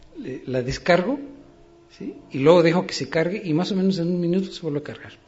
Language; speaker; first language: Spanish; native; Spanish